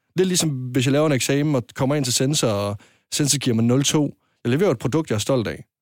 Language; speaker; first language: Danish; native; Danish